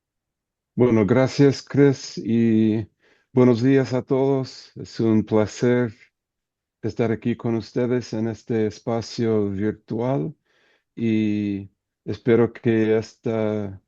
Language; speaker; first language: Spanish; non-native, fluent; English